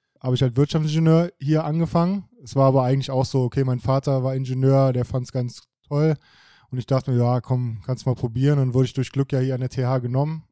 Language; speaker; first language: German; native; German